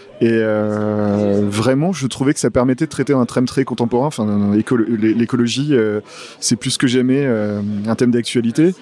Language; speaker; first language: French; native; French